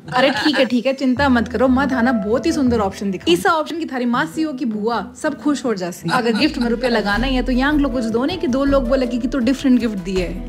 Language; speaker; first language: Hindi; native; Hindi